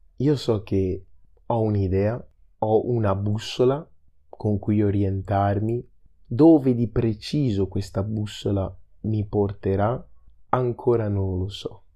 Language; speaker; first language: Italian; early bilingual, other home language; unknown